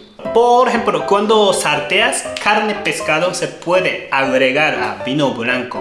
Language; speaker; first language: Spanish; non-native, learner; Japanese